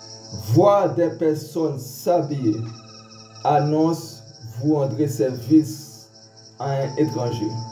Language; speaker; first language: French; non-native, local second language; Haitian Creole